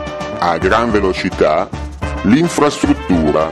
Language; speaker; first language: Italian; native; Italian